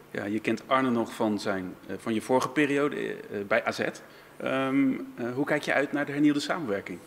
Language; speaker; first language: Dutch; native; Dutch